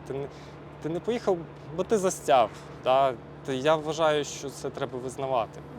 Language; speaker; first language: Ukrainian; native; Ukrainian